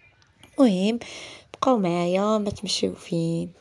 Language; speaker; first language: Arabic; native; Arabic